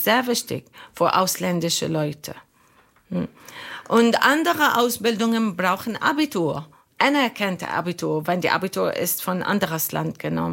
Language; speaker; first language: German; non-native, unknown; Arabic